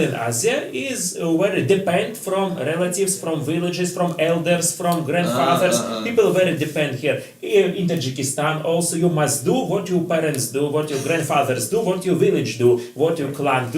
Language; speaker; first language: English; non-native, learner; Russian